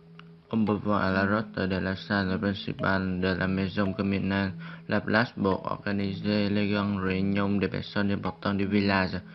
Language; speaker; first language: French; non-native, learner; Vietnamese